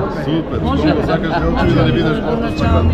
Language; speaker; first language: Macedonian; native; Macedonian